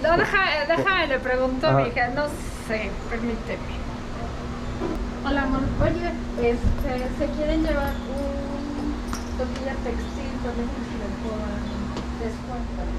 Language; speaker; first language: Spanish; native; Spanish